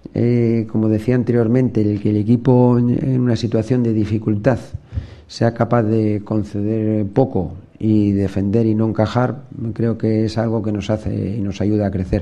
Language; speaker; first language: Spanish; native; Spanish